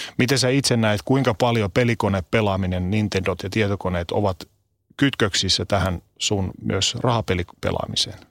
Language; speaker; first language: Finnish; native; Finnish